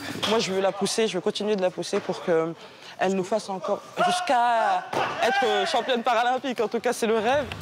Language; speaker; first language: French; native; French